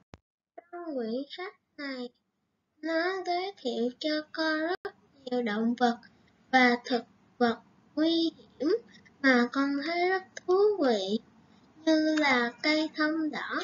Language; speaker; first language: Vietnamese; native; Vietnamese